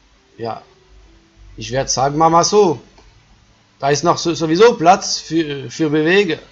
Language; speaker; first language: German; non-native, fluent; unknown